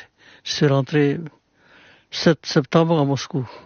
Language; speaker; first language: French; non-native, fluent; Indonesian